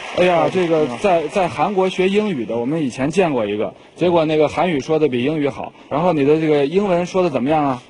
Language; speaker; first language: Chinese; native; Chinese